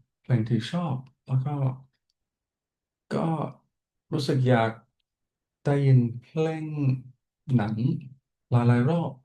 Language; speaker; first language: Thai; non-native, fluent; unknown